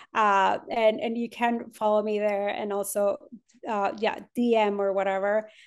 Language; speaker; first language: English; non-native, fluent; Spanish